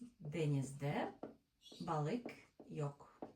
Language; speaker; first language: Turkish; non-native, learner; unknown